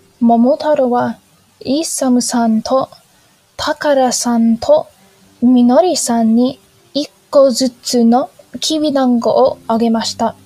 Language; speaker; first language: Japanese; non-native, learner; English